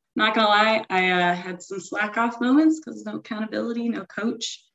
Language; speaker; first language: English; native; English